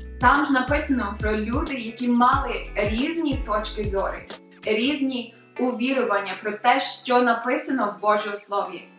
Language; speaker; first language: Ukrainian; early bilingual, other home language; English